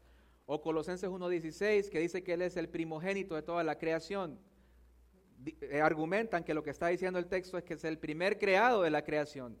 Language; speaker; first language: Spanish; native; Spanish